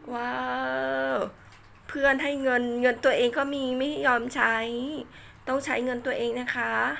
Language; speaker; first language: Thai; native; Thai